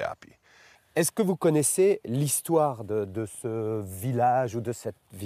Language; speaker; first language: French; native; French